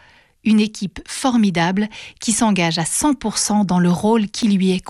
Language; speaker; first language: French; native; French